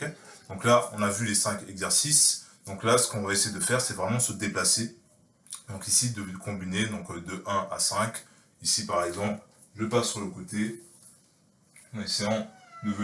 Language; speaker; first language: French; native; French